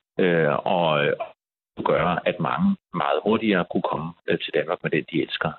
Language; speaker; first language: Danish; native; Danish